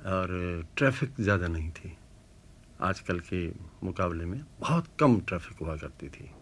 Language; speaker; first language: Urdu; native; Urdu